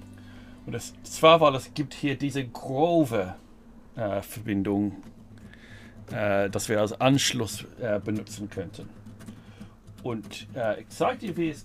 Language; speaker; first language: German; non-native, fluent; English